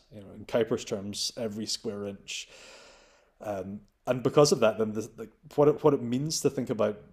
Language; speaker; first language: English; native; English